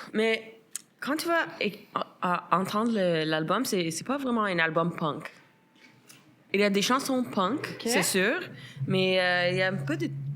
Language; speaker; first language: French; non-native, local second language; English